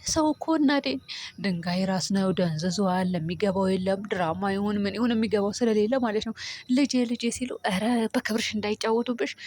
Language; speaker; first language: Amharic; native; Amharic